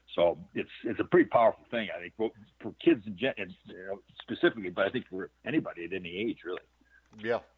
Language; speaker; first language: English; native; English